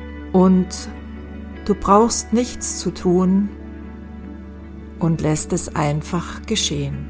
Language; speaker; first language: German; native; German